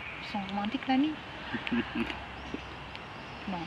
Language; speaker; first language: French; non-native, fluent; Indonesian